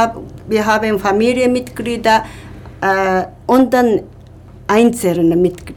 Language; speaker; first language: German; non-native, learner; Japanese